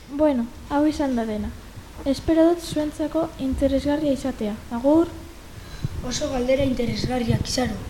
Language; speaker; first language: Basque; native; Basque